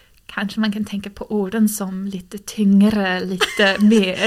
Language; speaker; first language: Swedish; non-native, fluent; English